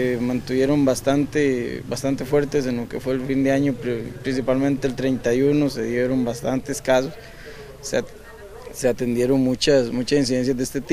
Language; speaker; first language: Spanish; native; Spanish